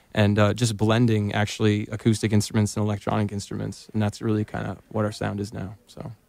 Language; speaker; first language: English; native; English